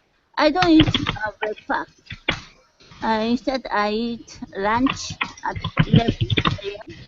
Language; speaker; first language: English; non-native, learner; Japanese